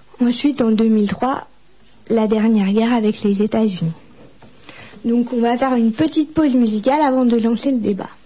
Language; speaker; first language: French; native; French